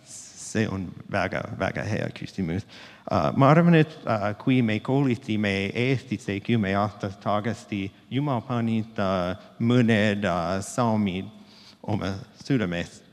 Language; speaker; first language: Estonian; non-native, learner; English